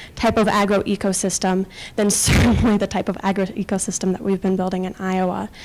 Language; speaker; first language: English; native; English